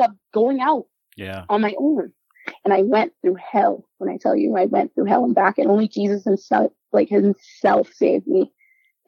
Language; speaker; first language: English; non-native, local second language; Spanish